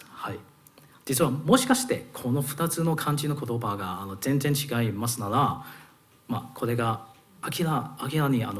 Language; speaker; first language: Japanese; non-native, learner; Cantonese